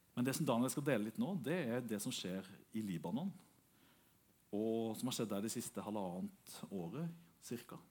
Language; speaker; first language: Norwegian; native; Norwegian